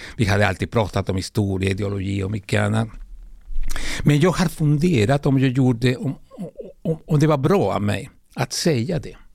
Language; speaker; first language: Swedish; non-native, fluent; Spanish